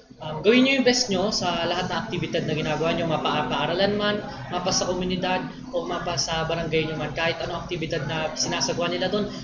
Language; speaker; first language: Filipino; native; Filipino